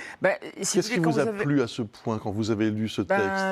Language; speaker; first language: French; native; French